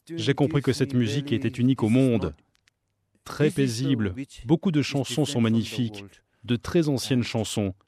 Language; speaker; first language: French; non-native, fluent; Chinese